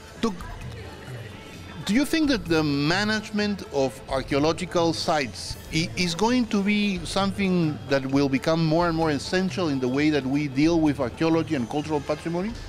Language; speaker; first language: English; non-native, fluent; Spanish